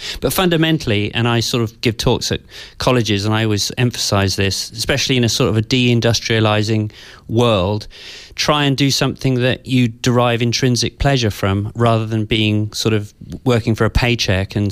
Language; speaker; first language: English; native; English